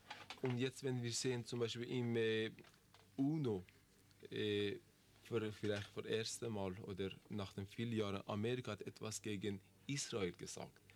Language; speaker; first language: German; non-native, learner; Persian